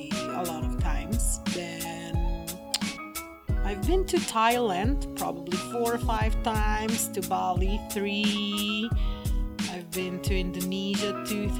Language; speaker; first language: English; non-native, fluent; Slovenian